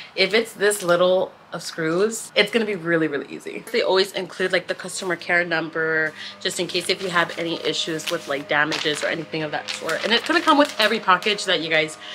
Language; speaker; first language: English; early bilingual, other home language; Spanish